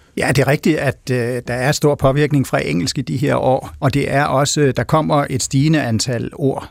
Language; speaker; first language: Danish; native; Danish